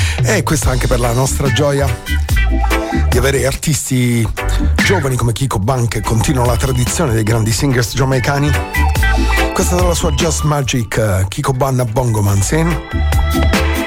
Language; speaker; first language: Italian; native; Italian